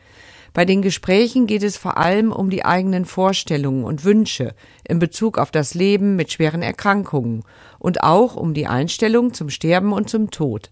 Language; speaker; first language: German; native; German